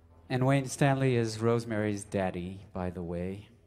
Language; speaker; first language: English; early bilingual, heritage; English